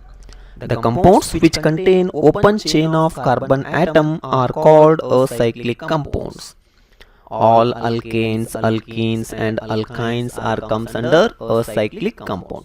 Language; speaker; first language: English; non-native, local second language; Kannada